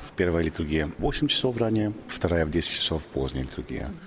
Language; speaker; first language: Russian; non-native, fluent; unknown